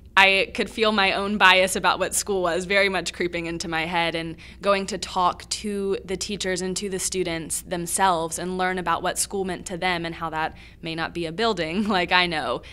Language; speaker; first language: English; native; English